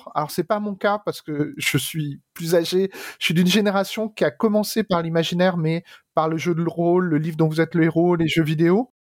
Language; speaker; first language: French; native; French